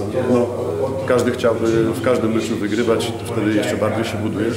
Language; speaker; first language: Polish; native; Polish